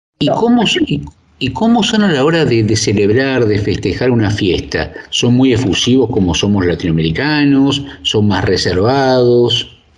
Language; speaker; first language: Spanish; native; Spanish